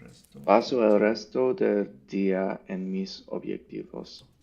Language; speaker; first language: Spanish; non-native, learner; English